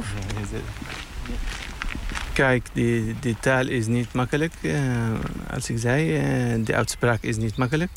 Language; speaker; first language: Dutch; non-native, fluent; Arabic